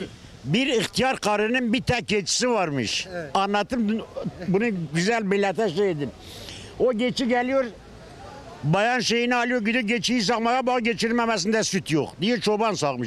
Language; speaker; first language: Turkish; native; Turkish